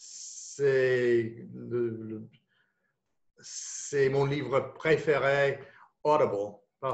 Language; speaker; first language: French; non-native, fluent; English